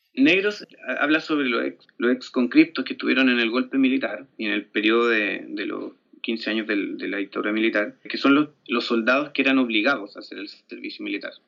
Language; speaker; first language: Spanish; native; Spanish